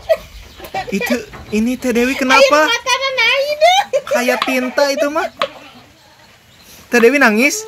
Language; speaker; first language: Indonesian; non-native, local second language; Sundanese